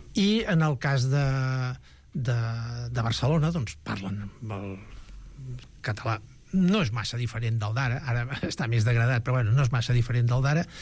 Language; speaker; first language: Catalan; native; Catalan